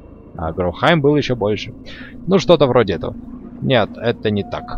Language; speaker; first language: Russian; native; Russian